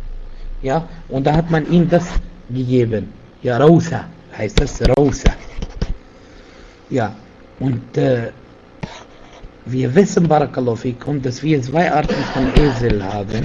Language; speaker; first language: German; non-native, fluent; Arabic